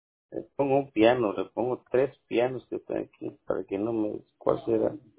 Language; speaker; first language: Spanish; native; Spanish